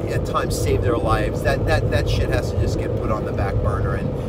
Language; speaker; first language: English; native; English